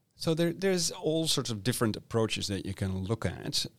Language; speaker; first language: English; non-native, fluent; Dutch